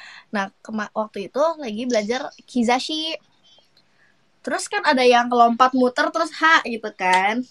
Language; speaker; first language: Indonesian; native; Indonesian